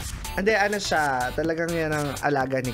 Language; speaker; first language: Filipino; native; Filipino